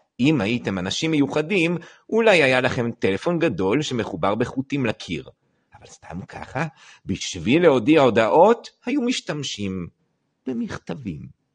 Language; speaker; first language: Hebrew; native; Hebrew